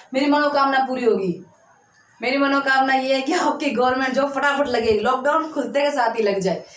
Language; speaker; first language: Hindi; native; Hindi